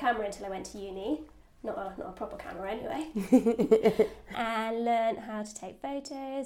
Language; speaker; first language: English; native; English